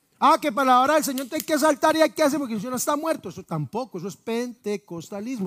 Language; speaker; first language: Spanish; native; Spanish